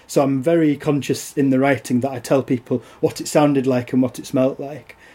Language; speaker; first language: English; native; English